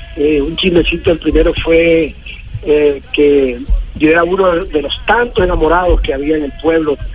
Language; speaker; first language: Spanish; native; Spanish